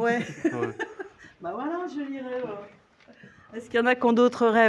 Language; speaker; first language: French; native; French